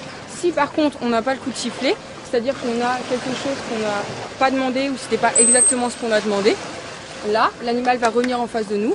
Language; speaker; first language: French; native; French